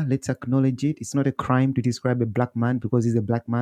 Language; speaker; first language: English; non-native, local second language; Nyanja